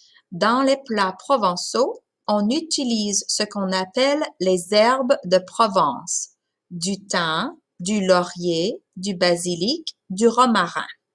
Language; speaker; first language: French; non-native, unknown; English